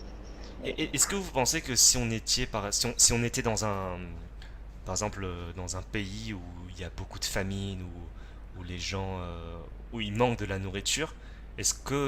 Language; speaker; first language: French; native; French